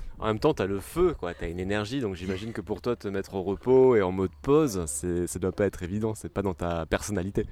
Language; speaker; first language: French; native; French